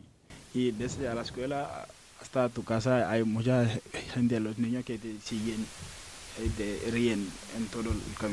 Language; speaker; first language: Spanish; non-native, learner; Wolof